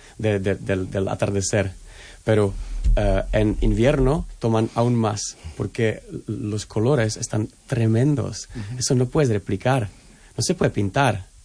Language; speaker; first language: Spanish; non-native, fluent; Czech